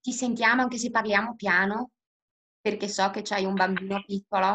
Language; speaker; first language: Italian; native; Italian